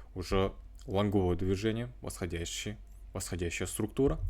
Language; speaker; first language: Russian; non-native, local second language; Kazakh